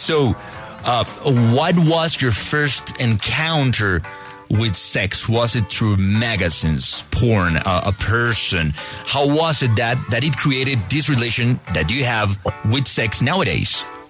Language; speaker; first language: English; non-native, fluent; Spanish